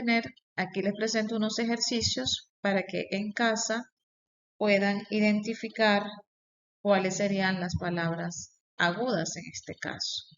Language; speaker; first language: Spanish; native; Spanish